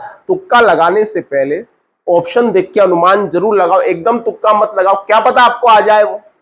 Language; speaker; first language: Hindi; native; Hindi